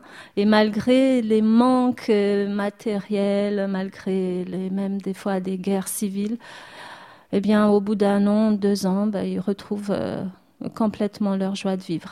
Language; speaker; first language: French; non-native, local second language; Malagasy